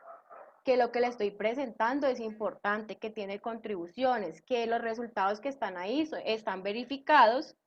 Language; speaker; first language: Spanish; native; Spanish